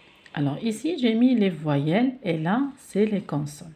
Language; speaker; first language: French; non-native, local second language; Arabic